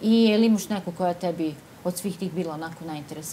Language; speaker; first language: Serbian; native; Serbian